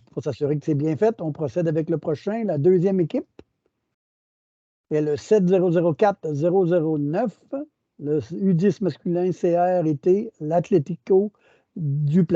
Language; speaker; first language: French; native; French